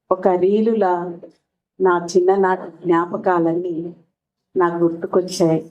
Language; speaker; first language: Telugu; non-native, local second language; Lambadi